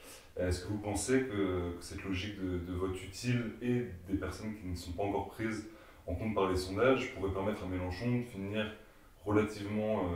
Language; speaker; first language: French; native; French